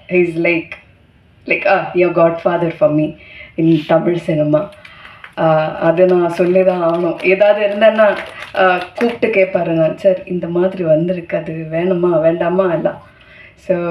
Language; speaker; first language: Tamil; non-native, fluent; Malayalam